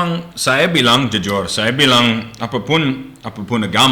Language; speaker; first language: Indonesian; non-native, learner; English